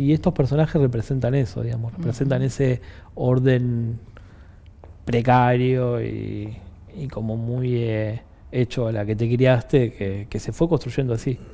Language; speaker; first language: Spanish; native; Spanish